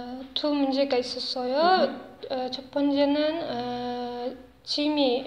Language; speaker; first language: Korean; non-native, learner; Uzbek